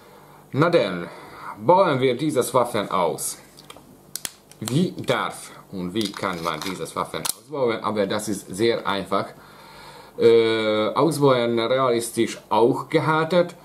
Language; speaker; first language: German; non-native, learner; Hungarian